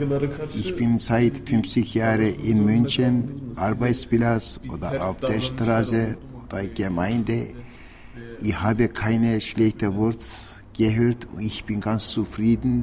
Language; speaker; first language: German; non-native, learner; Turkish